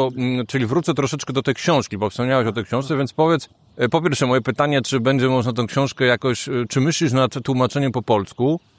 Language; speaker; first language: Polish; native; Polish